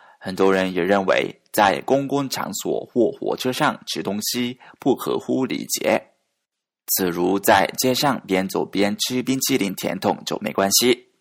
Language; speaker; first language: Chinese; non-native, fluent; Japanese